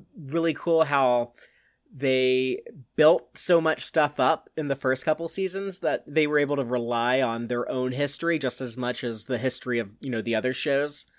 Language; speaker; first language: English; native; English